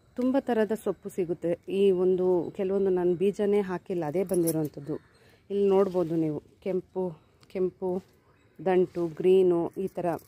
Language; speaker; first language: Kannada; non-native, local second language; Telugu